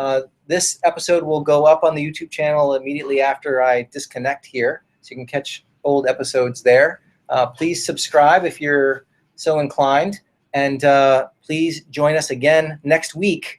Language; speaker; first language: English; native; English